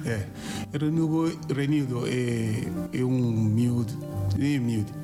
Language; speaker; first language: Portuguese; non-native, learner; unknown